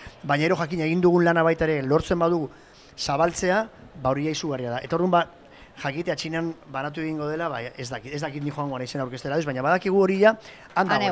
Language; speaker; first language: Basque; native; Basque